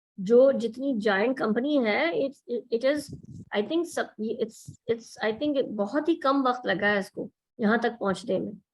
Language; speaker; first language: Urdu; native; Urdu